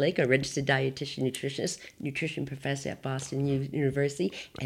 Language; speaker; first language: English; native; English